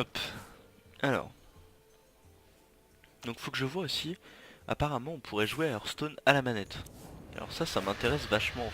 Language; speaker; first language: French; native; French